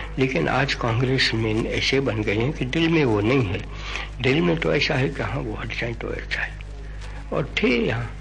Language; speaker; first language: Hindi; non-native, local second language; Gujarati